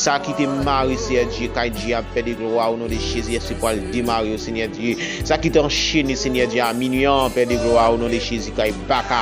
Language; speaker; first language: French; non-native, local second language; Haitian Creole